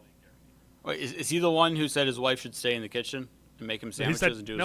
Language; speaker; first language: English; native; English